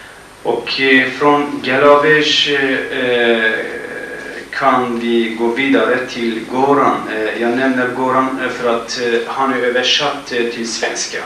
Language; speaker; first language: Swedish; non-native, fluent; Kurdish